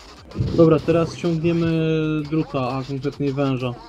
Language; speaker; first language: Polish; native; Polish